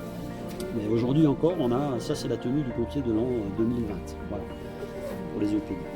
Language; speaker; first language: French; native; French